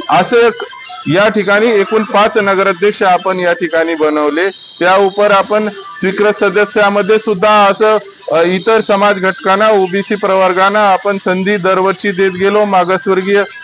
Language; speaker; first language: Marathi; native; Marathi